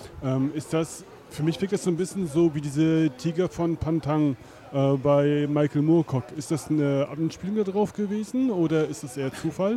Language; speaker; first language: German; native; German